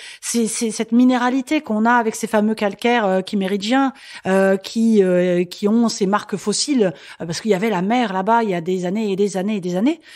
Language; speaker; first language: French; native; French